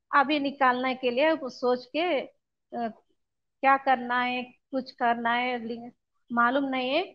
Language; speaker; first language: Hindi; non-native, local second language; Telugu